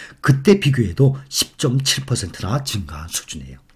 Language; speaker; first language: Korean; native; Korean